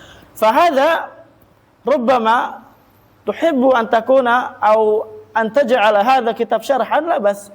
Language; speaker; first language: Arabic; non-native, fluent; Indonesian